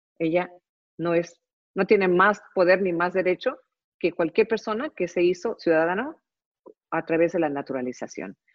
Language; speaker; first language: Spanish; early bilingual, heritage; Spanish